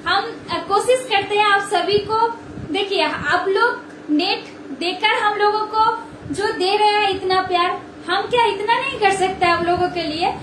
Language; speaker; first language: Hindi; non-native, local second language; Bangla